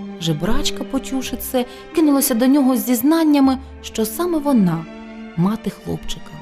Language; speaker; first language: Ukrainian; native; Ukrainian